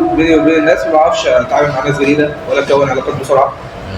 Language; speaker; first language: Arabic; native; Arabic